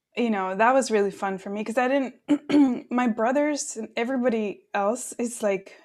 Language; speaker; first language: English; early bilingual, other home language; Spanish